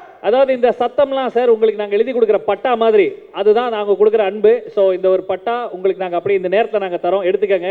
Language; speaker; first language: Tamil; native; Tamil